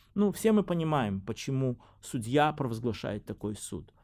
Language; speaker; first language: Russian; native; Russian